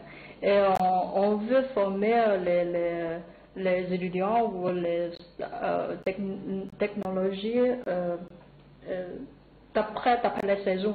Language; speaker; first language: French; non-native, learner; Chinese